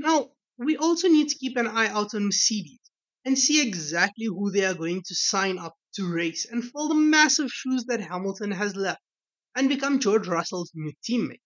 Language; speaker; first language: English; native; English